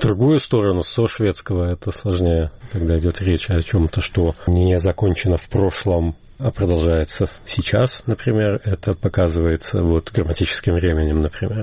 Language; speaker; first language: Russian; native; Russian